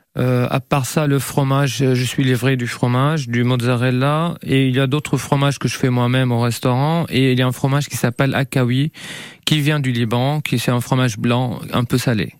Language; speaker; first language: French; non-native, local second language; Arabic